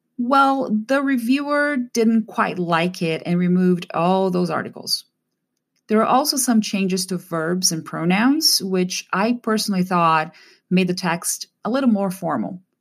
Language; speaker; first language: English; non-native, fluent; Portuguese